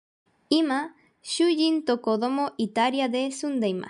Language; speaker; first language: Japanese; non-native, learner; Galician